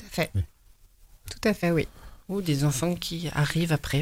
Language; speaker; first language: French; native; French